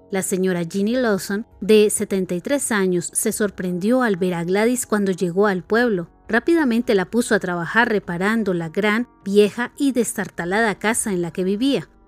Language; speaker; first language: Spanish; native; Spanish